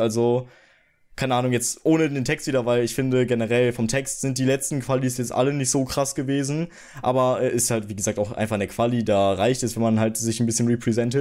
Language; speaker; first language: German; native; German